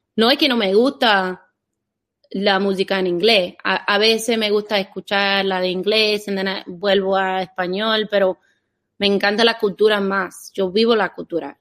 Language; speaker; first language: Spanish; non-native, fluent; English